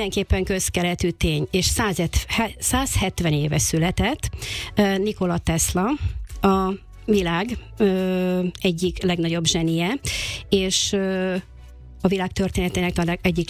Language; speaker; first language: Hungarian; native; Hungarian